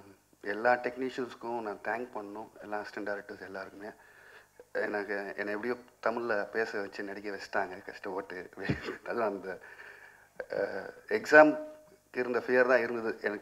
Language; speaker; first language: Tamil; non-native, local second language; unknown